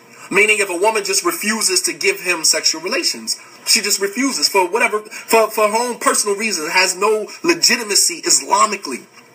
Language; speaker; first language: English; native; English